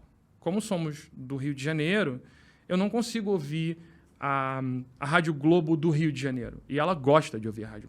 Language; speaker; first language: Portuguese; native; Portuguese